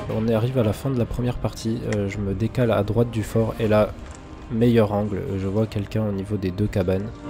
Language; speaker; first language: French; native; French